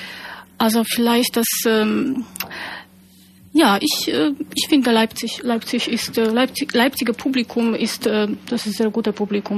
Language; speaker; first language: German; non-native, fluent; Polish